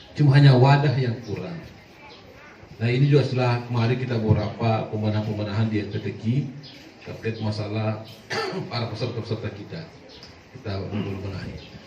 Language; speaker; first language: Indonesian; non-native, local second language; Buginese